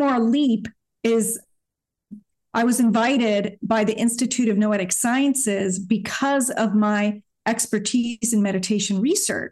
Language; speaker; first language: English; native; English